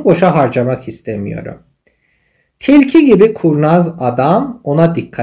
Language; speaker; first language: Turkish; non-native, fluent; Persian